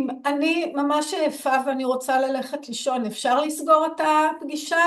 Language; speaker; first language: Hebrew; native; Hebrew